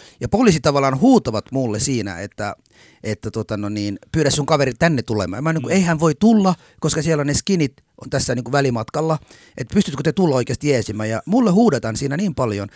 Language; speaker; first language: Finnish; early bilingual, other home language; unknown